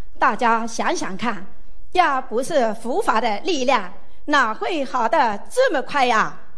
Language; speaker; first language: Chinese; native; Chinese